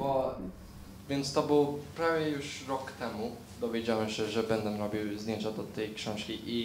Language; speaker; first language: Polish; early bilingual, heritage; Polish